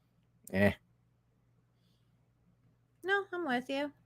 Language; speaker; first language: English; native; English